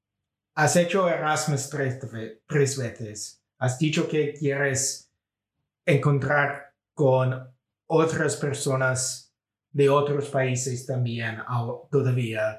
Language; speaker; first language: Spanish; non-native, fluent; English